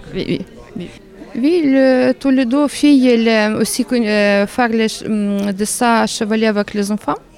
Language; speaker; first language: French; non-native, learner; Ukrainian